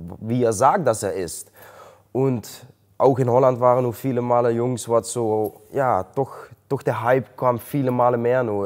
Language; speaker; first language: German; non-native, learner; Dutch